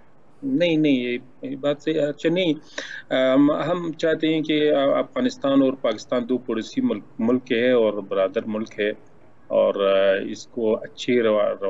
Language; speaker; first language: Hindi; non-native, learner; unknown